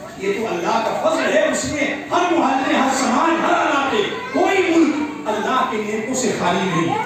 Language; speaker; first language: Urdu; native; Urdu